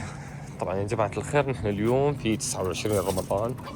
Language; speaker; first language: Arabic; native; Arabic